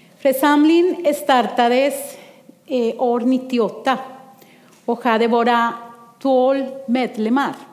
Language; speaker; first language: Swedish; non-native, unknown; Spanish